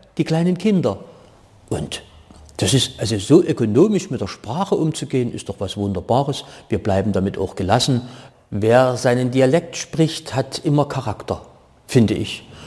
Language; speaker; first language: German; native; German